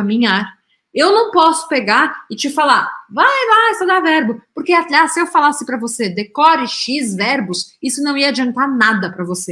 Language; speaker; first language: Portuguese; native; Portuguese